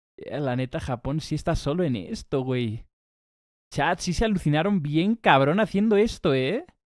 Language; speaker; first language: Spanish; native; Spanish